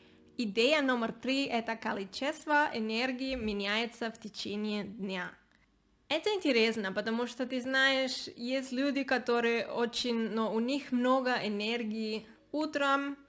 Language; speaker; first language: Russian; non-native, learner; Spanish